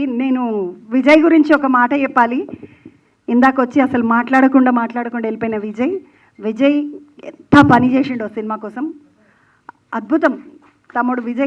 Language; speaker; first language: Telugu; native; Telugu